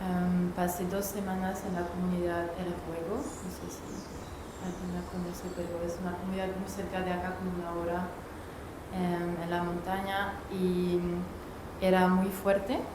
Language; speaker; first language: Spanish; non-native, learner; French